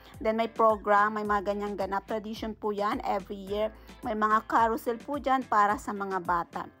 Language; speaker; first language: Filipino; native; Filipino